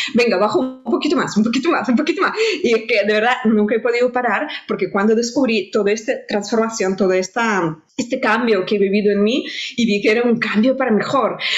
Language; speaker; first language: Spanish; non-native, fluent; Russian